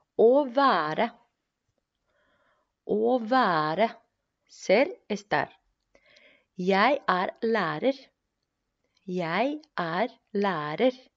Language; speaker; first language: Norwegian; non-native, fluent; Spanish